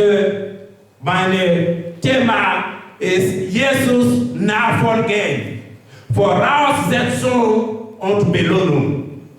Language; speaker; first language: German; non-native, learner; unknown